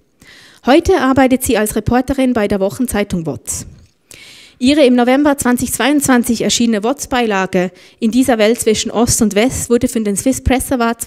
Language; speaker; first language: German; native; German